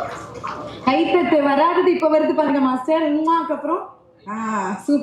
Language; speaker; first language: Tamil; native; Tamil